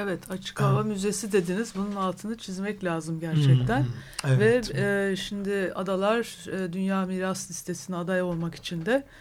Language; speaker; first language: Turkish; native; Turkish